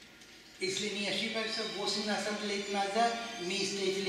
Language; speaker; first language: Russian; non-native, learner; Hindi